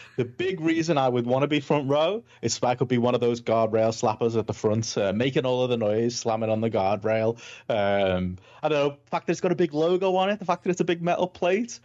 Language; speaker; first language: English; native; English